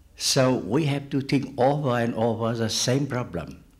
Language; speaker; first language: English; non-native, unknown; Vietnamese